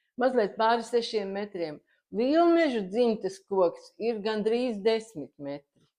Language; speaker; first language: Latvian; native; Latvian